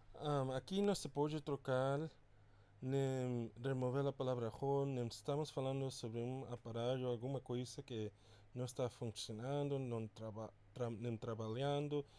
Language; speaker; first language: Portuguese; non-native, fluent; English